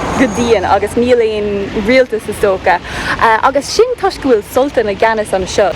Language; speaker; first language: Irish; native; Irish